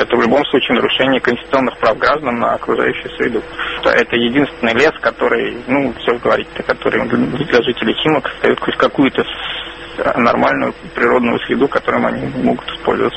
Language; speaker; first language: Russian; native; Russian